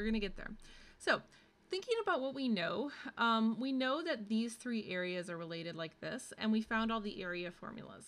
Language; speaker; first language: English; native; English